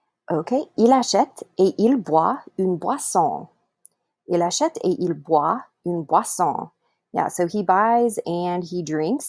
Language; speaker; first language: French; non-native, fluent; English